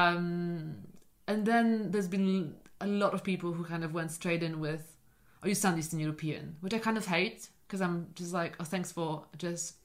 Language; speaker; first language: English; non-native, fluent; Polish